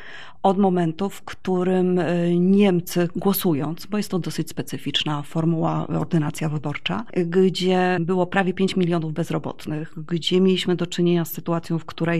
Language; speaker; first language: Polish; native; Polish